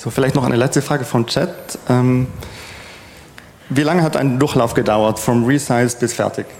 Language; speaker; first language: German; native; German